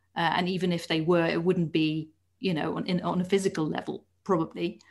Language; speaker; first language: English; non-native, fluent; Dutch